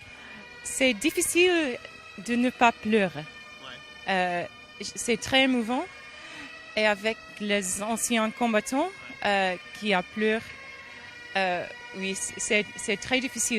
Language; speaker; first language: French; non-native, learner; English